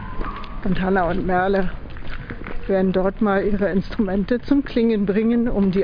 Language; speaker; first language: German; native; German